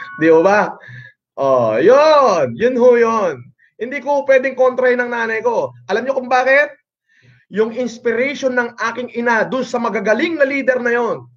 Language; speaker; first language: Filipino; non-native, local second language; Iloko